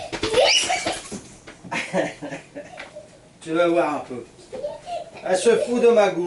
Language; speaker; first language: French; native; French